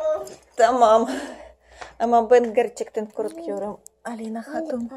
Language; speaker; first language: Turkish; non-native, learner; Russian